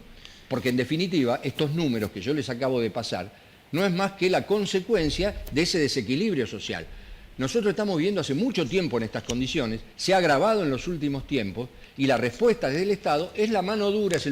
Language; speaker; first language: Spanish; native; Spanish